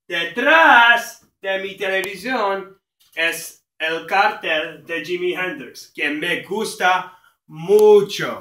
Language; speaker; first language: Spanish; non-native, learner; English